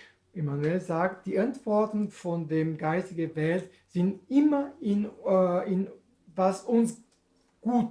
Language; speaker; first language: German; non-native, learner; Portuguese